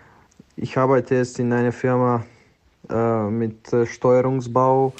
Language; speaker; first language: German; non-native, learner; Bosnian